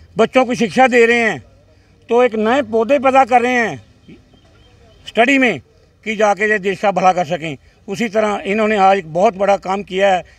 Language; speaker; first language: Hindi; non-native, local second language; Punjabi